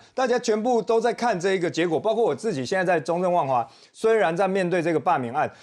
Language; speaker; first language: Chinese; native; Chinese